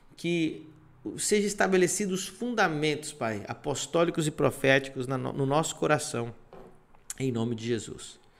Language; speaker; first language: Portuguese; non-native, fluent; Spanish